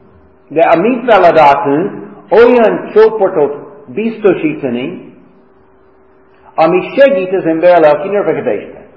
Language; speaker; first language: Hungarian; non-native, fluent; English